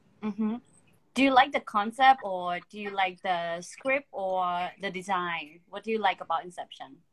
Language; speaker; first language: English; non-native, fluent; Thai